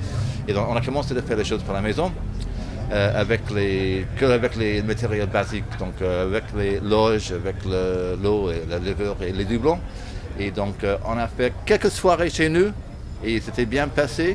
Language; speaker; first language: French; non-native, learner; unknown